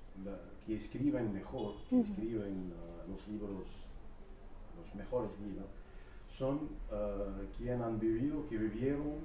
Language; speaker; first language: Spanish; non-native, fluent; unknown